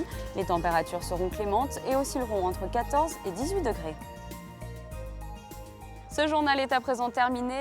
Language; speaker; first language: French; native; French